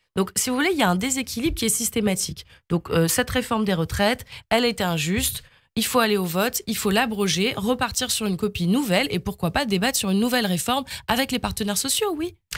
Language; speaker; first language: French; native; French